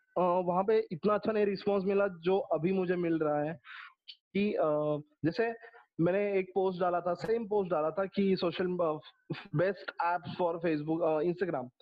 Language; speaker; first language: Hindi; non-native, local second language; Marathi